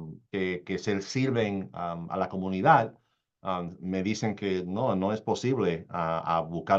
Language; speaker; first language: Spanish; early bilingual, heritage; Spanish